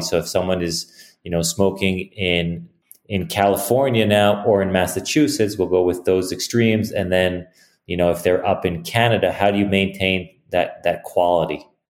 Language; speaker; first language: English; early bilingual, other home language; Hebrew